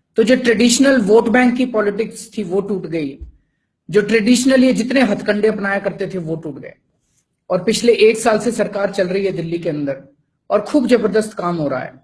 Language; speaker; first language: Hindi; native; Hindi